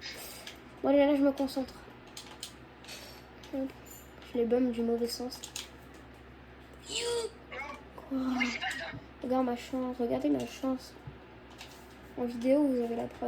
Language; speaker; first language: French; native; French